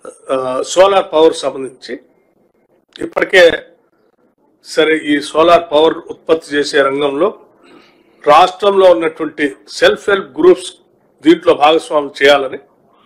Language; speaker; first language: Telugu; native; Telugu